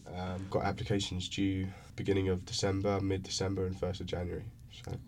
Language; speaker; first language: English; native; English